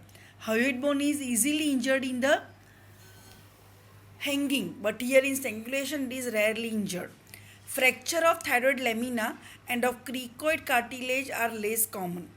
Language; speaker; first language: English; non-native, local second language; Gujarati